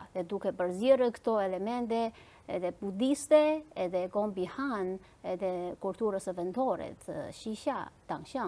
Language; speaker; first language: Albanian; non-native, fluent; Chinese